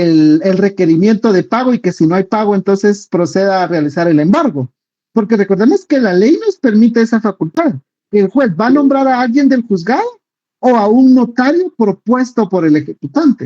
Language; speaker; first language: Spanish; native; Spanish